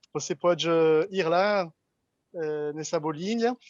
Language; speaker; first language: Portuguese; non-native, fluent; French